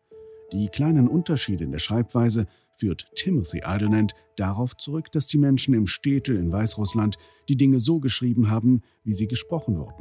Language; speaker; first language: German; native; German